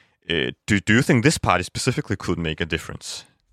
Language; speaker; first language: English; non-native, fluent; Danish